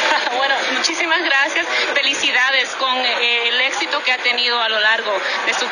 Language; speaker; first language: Spanish; native; Spanish